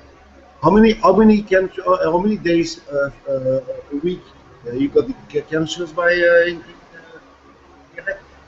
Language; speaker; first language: English; non-native, fluent; French